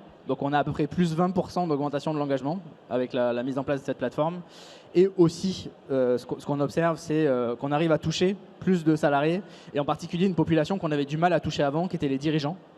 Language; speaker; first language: French; native; French